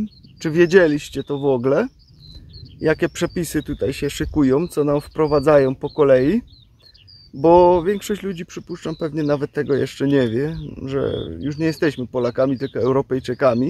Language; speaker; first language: Polish; native; Polish